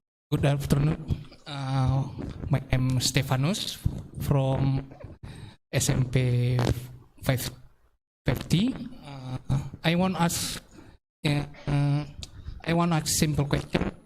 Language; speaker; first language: English; non-native, learner; Indonesian